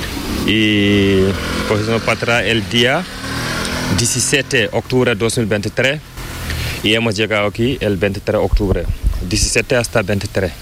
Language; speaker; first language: Spanish; non-native, learner; Fula